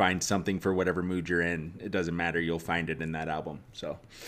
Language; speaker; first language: English; native; English